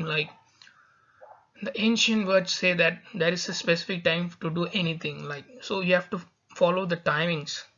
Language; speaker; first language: English; non-native, local second language; Tamil